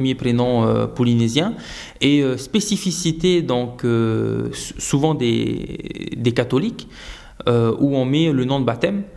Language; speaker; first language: French; native; French